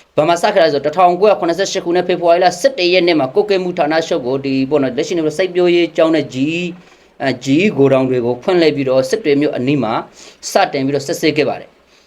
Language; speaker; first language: Burmese; native; Burmese